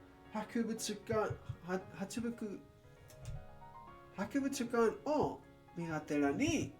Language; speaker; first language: Japanese; non-native, learner; English